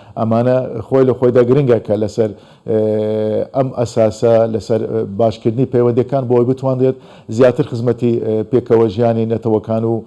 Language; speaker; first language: Central Kurdish; non-native, local second language; Turkish